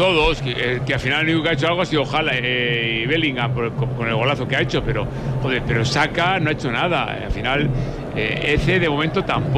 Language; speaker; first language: Spanish; native; Spanish